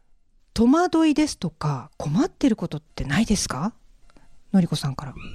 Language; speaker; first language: Japanese; native; Japanese